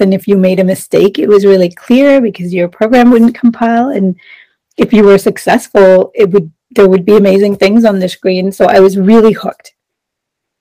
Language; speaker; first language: English; non-native, local second language; Sinhala